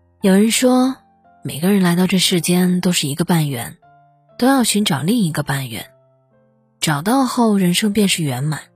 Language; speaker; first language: Chinese; native; Chinese